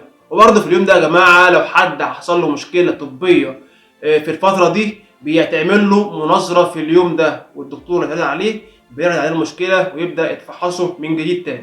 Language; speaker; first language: Arabic; native; Arabic